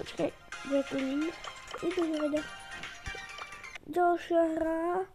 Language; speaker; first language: Polish; non-native, learner; Slovak